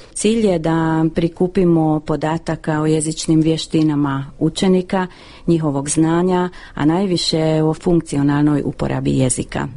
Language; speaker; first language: Croatian; early bilingual, heritage; Croatian